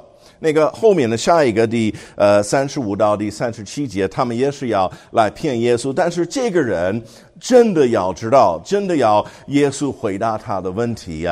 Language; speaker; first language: Chinese; non-native, fluent; English